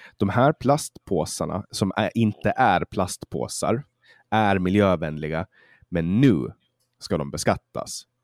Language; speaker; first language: Swedish; native; Swedish